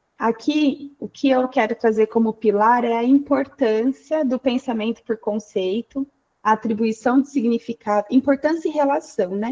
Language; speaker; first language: Portuguese; native; Portuguese